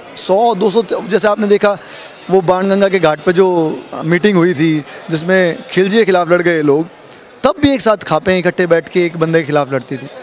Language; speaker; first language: Hindi; native; Hindi